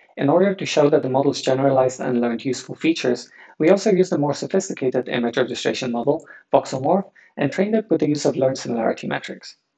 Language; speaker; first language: English; non-native, fluent; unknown